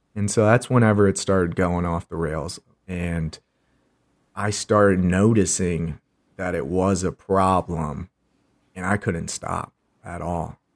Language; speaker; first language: English; native; English